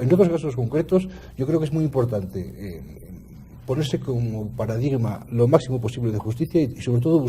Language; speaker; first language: Spanish; native; Spanish